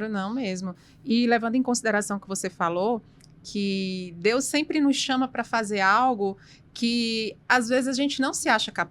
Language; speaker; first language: Portuguese; native; Portuguese